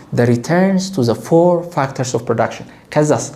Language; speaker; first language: English; non-native, local second language; Amharic